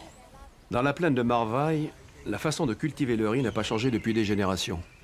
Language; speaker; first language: French; native; French